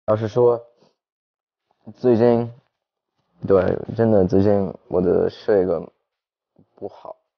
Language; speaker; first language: Chinese; early bilingual, heritage; Chinese